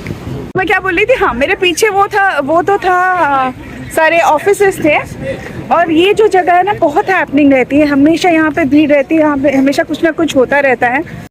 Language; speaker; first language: Hindi; non-native, local second language; Odia